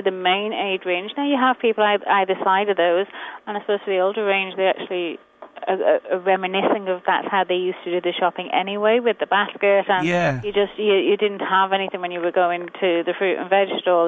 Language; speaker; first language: English; native; English